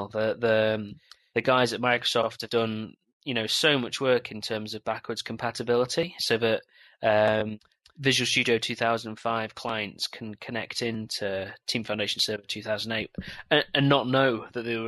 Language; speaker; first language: English; native; English